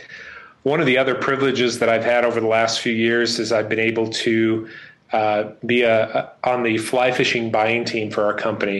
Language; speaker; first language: English; native; English